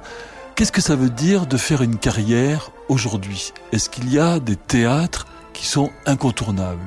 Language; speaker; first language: French; native; French